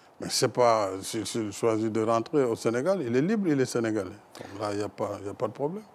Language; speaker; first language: French; non-native, local second language; Fula